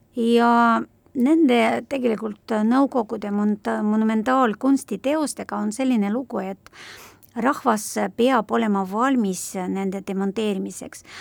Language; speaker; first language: Estonian; non-native, local second language; Russian